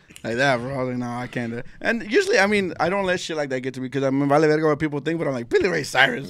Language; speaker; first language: English; early bilingual, other home language; Spanish